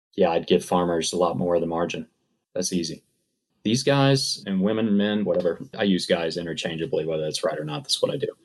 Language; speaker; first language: English; native; English